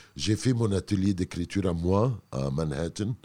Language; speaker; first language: French; non-native, fluent; Arabic